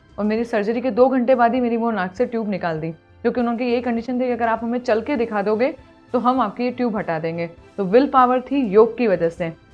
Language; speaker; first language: Hindi; native; Hindi